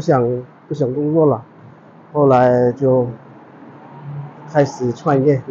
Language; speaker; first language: Chinese; non-native, fluent; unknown